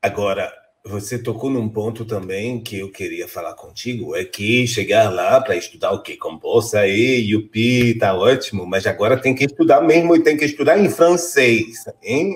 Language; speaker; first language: Portuguese; non-native, fluent; French